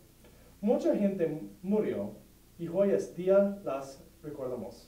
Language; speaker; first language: Spanish; non-native, learner; English